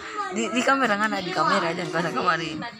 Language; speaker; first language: Malay; native; Malay